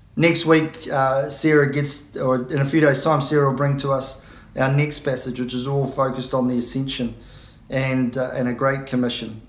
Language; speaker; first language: English; native; English